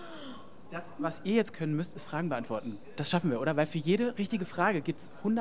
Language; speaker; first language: German; native; German